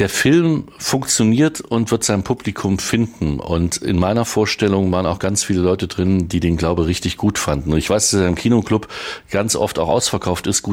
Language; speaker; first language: German; native; German